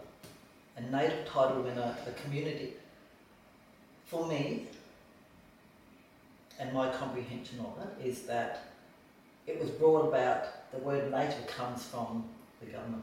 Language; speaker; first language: English; native; English